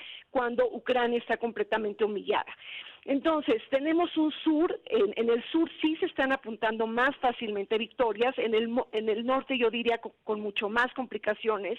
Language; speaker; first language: Spanish; native; Spanish